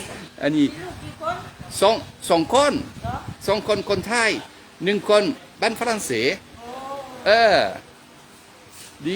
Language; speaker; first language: Thai; non-native, learner; French